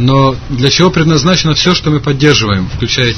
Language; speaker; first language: Russian; native; Russian